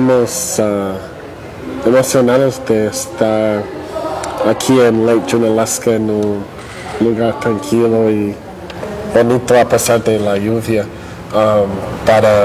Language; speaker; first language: Spanish; non-native, fluent; English